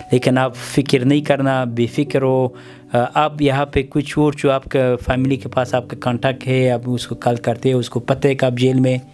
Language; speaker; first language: Hindi; non-native, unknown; Pashto